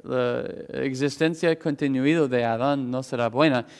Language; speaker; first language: Spanish; non-native, fluent; English